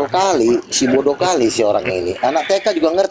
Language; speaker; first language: Malay; native; Malay